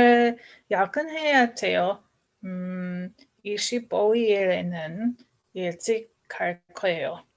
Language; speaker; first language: Korean; non-native, learner; English